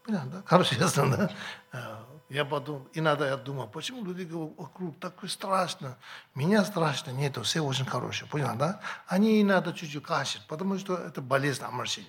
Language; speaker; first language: Russian; non-native, learner; Tibetan